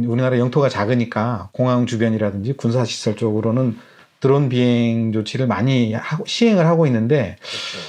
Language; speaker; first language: Korean; native; Korean